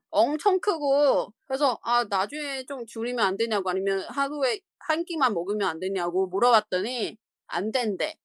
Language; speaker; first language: Korean; non-native, learner; Chinese